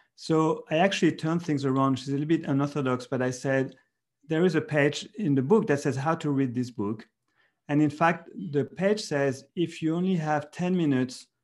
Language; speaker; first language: English; non-native, fluent; French